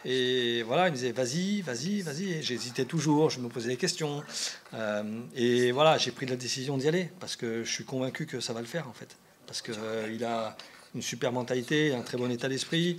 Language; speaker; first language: French; native; French